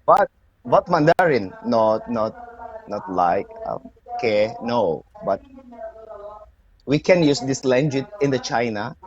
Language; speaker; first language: English; non-native, learner; Indonesian